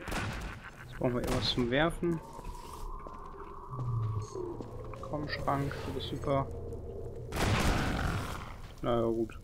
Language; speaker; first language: German; native; German